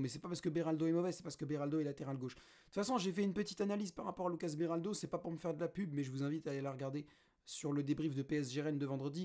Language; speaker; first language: French; native; French